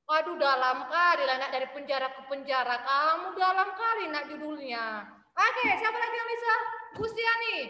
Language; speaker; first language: Indonesian; native; Indonesian